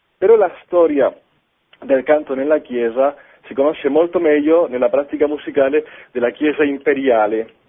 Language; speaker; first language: Italian; non-native, fluent; Spanish